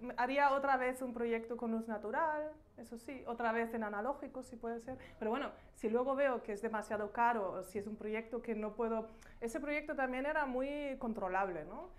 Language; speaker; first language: Spanish; non-native, fluent; German